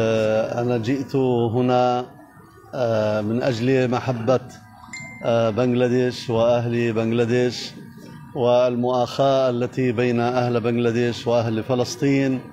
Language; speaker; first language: Arabic; native; Arabic